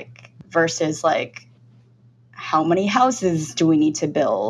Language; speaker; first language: English; native; English